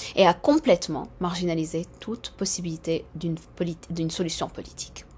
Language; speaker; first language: French; non-native, fluent; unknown